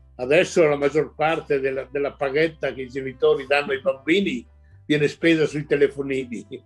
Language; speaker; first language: Italian; native; Italian